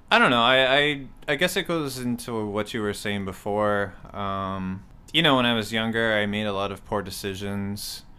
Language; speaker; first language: English; native; English